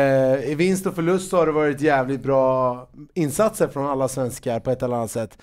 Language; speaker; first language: Swedish; native; Swedish